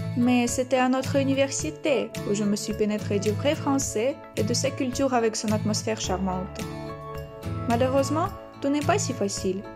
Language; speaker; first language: French; non-native, learner; Russian